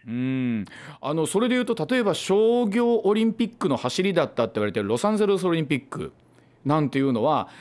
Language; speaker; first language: Japanese; native; Japanese